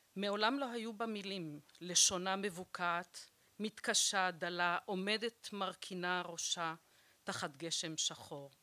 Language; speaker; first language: Hebrew; early bilingual, other home language; Arabic